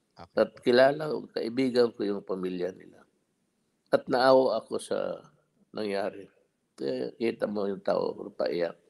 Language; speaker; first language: Filipino; non-native, local second language; Cebuano